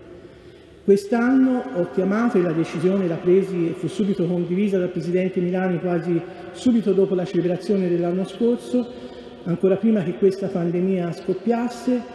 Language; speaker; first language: Italian; native; Italian